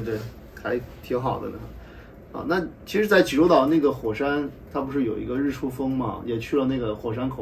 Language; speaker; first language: Chinese; native; Chinese